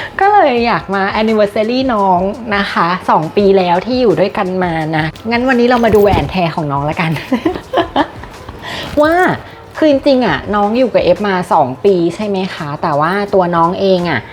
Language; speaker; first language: Thai; native; Thai